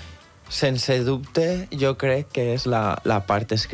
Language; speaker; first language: Catalan; non-native, local second language; Spanish